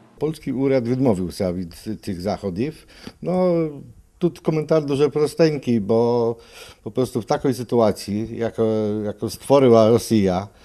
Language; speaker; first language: Polish; non-native, learner; Ukrainian